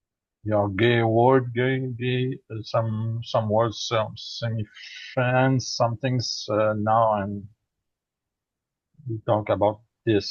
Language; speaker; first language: English; non-native, learner; French